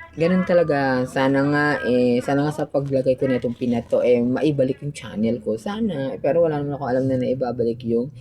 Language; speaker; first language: Filipino; native; Filipino